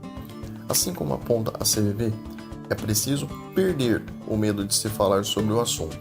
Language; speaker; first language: Portuguese; native; Portuguese